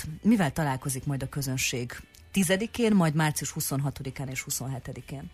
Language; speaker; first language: Hungarian; native; Hungarian